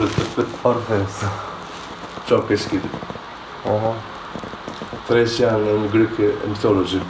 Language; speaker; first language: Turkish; non-native, learner; Greek